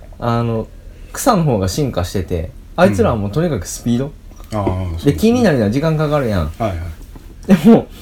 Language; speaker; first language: Japanese; native; Japanese